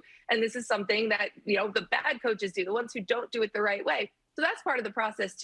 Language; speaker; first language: English; native; English